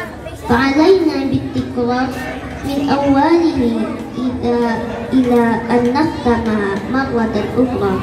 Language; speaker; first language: Arabic; non-native, learner; Indonesian